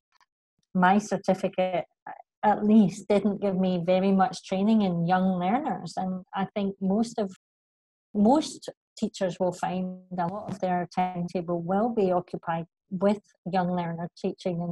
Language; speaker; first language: English; native; English